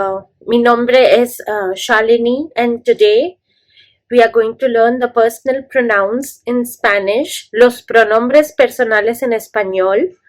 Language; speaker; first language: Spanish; non-native, fluent; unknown